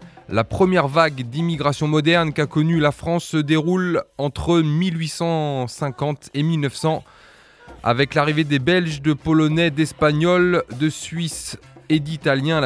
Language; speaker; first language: French; native; French